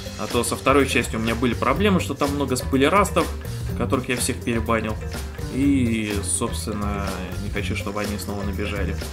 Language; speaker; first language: Russian; non-native, fluent; Romanian